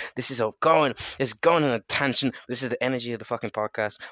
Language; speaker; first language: English; native; English